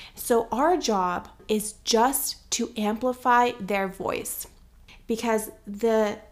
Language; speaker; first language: English; early bilingual, other home language; Persian